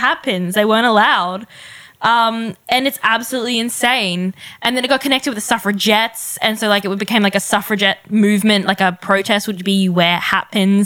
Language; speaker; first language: English; native; English